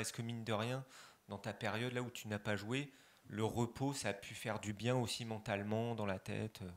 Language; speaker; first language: French; native; French